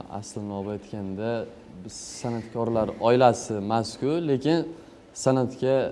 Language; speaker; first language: Uzbek; native; Uzbek